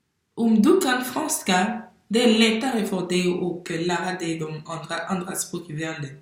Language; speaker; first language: Swedish; non-native, fluent; French